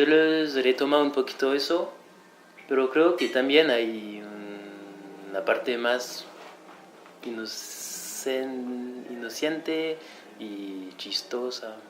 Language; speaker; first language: Spanish; non-native, fluent; French